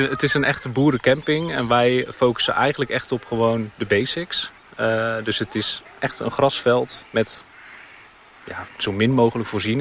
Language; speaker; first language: Dutch; native; Dutch